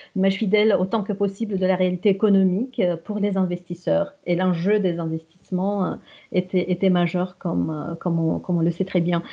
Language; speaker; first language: French; non-native, fluent; Romanian